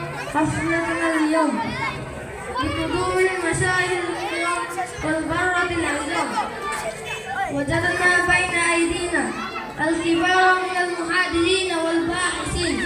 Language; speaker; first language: Arabic; non-native, learner; Bangla